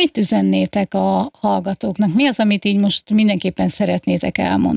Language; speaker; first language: Hungarian; native; Hungarian